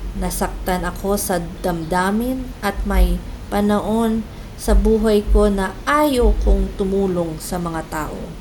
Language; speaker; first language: Filipino; non-native, fluent; English